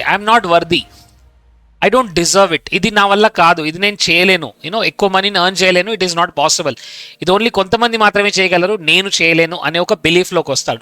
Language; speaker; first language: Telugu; native; Telugu